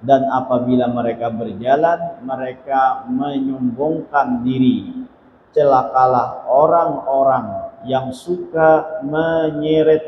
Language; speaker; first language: Indonesian; non-native, local second language; Banjar